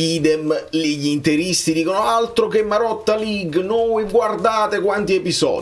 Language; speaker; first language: Italian; native; Italian